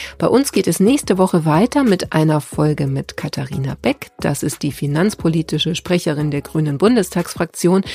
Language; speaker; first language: German; native; German